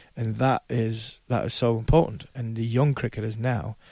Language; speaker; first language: English; native; English